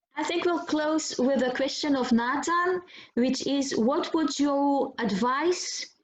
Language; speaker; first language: English; non-native, fluent; Dutch